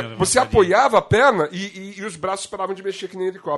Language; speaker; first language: Portuguese; native; Portuguese